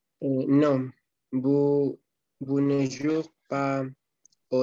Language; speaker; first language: French; non-native, learner; Spanish